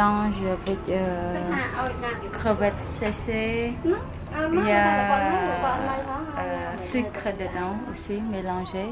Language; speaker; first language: French; non-native, fluent; Khmer